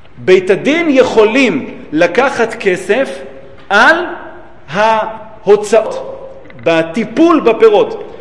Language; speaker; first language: Hebrew; native; Hebrew